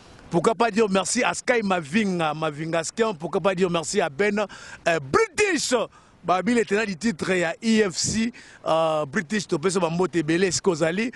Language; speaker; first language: French; non-native, local second language; Lingala